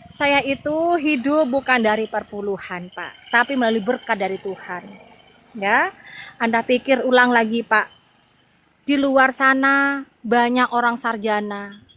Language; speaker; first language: Indonesian; non-native, local second language; Madurese